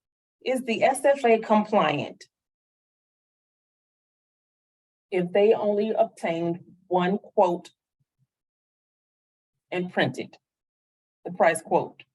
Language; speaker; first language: English; native; English